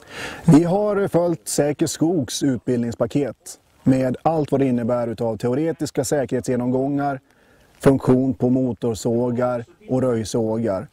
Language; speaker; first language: Swedish; native; Swedish